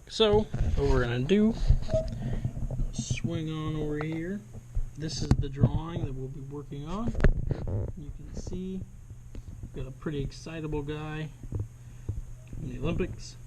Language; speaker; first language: English; native; English